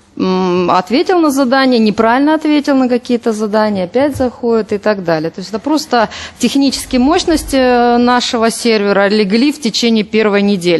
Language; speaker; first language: Russian; native; Russian